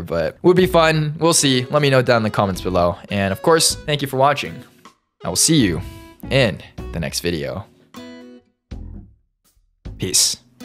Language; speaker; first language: English; early bilingual, other home language; Chinese